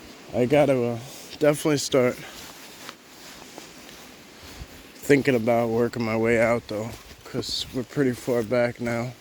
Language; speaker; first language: English; native; English